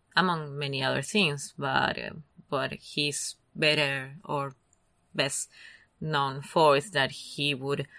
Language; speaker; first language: English; non-native, fluent; Spanish